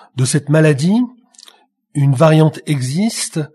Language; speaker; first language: French; native; French